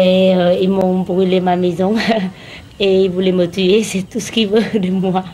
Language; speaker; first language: French; non-native, learner; Khmer